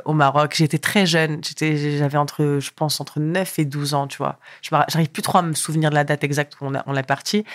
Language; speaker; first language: French; early bilingual, other home language; Arabic